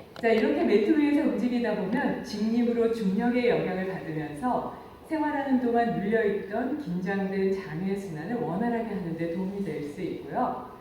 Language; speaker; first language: Korean; native; Korean